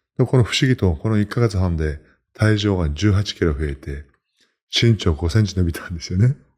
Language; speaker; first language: Japanese; non-native, fluent; Mongolian